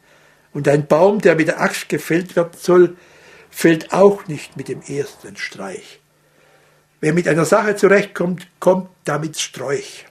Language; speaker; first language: German; native; German